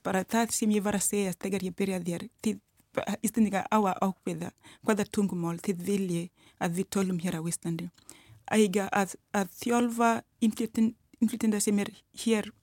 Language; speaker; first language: Icelandic; non-native, learner; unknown